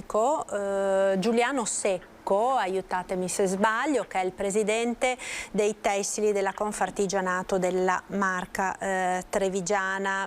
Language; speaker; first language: Italian; native; Italian